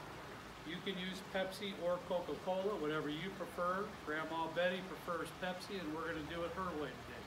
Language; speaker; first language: English; native; English